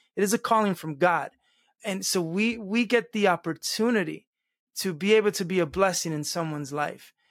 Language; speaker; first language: English; early bilingual, other home language; Spanish